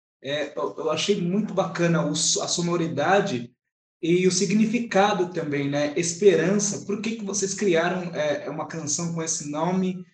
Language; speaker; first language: Portuguese; native; Portuguese